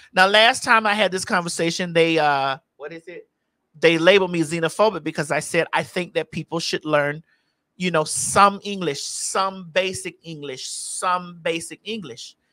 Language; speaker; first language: English; native; English